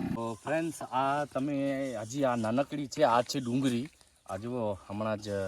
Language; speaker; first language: Gujarati; non-native, local second language; Kachhi